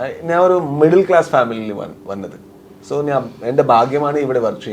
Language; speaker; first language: Malayalam; non-native, local second language; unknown